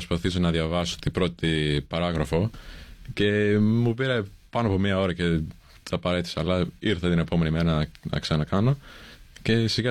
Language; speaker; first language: Greek; non-native, fluent; English